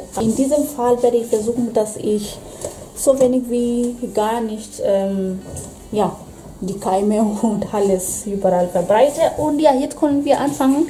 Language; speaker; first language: German; non-native, fluent; Swahili